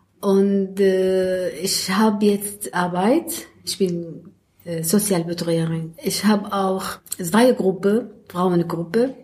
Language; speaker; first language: German; non-native, learner; Arabic